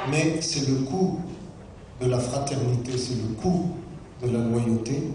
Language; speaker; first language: French; non-native, local second language; Arabic